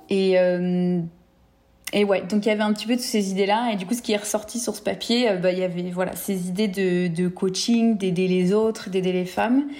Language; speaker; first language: French; native; French